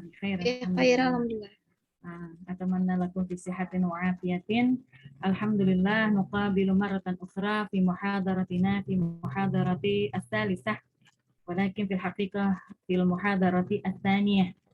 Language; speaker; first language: Arabic; non-native, learner; Indonesian